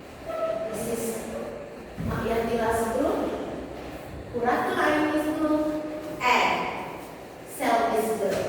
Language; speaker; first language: English; non-native, fluent; Indonesian